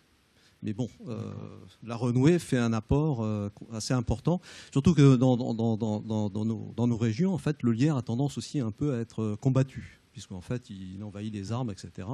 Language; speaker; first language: French; native; French